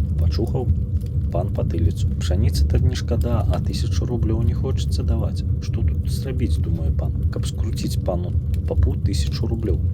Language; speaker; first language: Belarusian; native; Belarusian